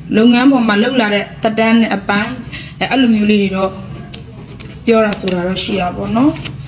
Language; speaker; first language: Burmese; native; Burmese